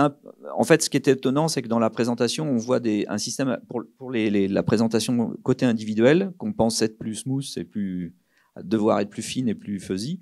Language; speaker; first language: French; native; French